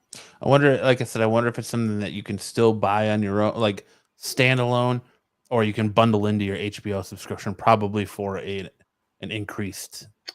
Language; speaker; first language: English; native; English